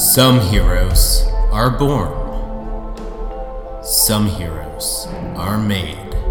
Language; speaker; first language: English; native; English